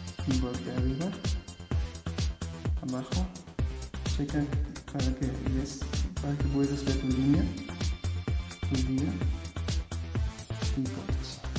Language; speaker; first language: Spanish; non-native, learner; German